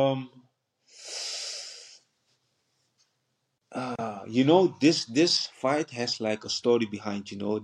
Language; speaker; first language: English; non-native, fluent; Dutch